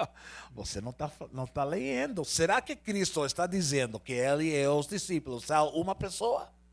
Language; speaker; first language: Portuguese; non-native, learner; Spanish